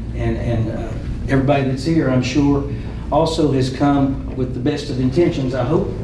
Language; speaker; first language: English; native; English